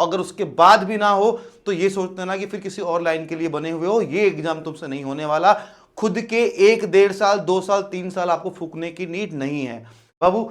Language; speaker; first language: Hindi; native; Hindi